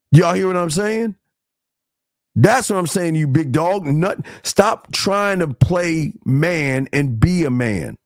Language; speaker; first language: English; native; English